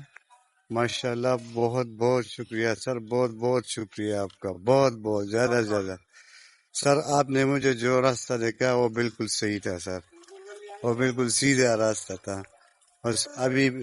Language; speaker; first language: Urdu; non-native, local second language; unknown